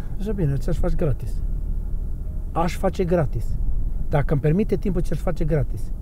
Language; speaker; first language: Romanian; non-native, fluent; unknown